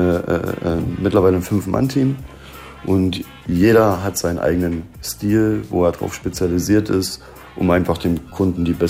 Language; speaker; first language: German; native; German